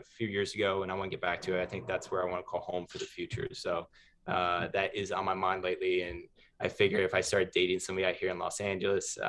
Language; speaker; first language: English; native; English